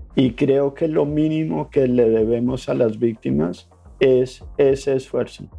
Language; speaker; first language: Spanish; native; Spanish